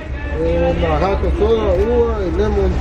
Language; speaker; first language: Spanish; native; Spanish